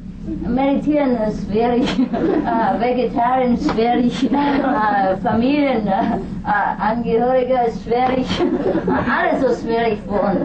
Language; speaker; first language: German; non-native, learner; Vietnamese